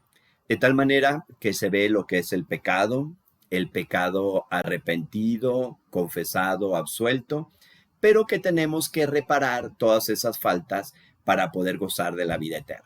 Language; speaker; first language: Spanish; native; Spanish